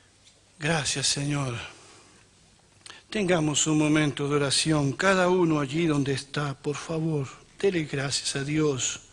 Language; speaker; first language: Spanish; native; Spanish